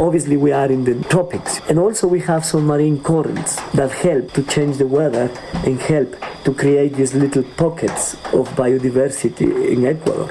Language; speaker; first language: English; non-native, fluent; Spanish